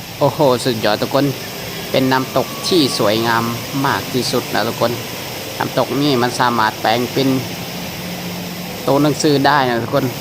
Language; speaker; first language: Thai; non-native, local second language; Lao